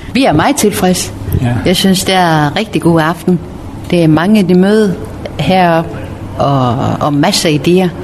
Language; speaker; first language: Danish; non-native, learner; Persian